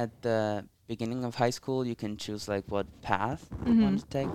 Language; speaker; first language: English; non-native, fluent; Italian